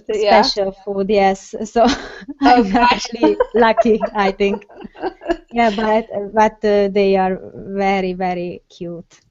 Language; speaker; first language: English; non-native, learner; Hungarian